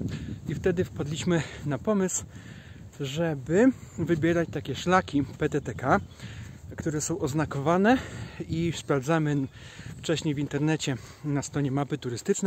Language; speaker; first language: Polish; native; Polish